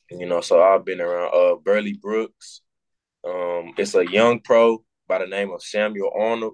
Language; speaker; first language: English; native; English